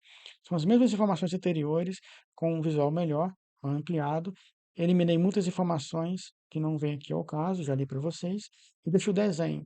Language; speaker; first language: Portuguese; native; Portuguese